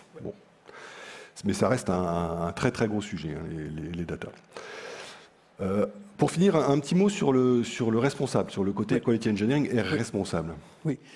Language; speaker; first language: French; native; French